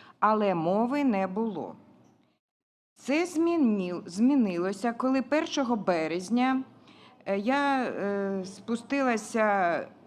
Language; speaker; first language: Ukrainian; non-native, local second language; Russian